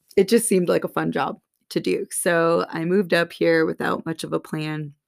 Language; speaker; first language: English; native; English